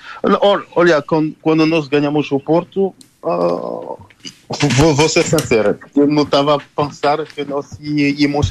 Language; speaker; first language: Portuguese; non-native, learner; French